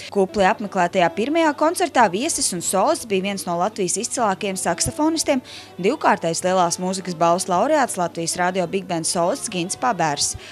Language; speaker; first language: Latvian; native; Latvian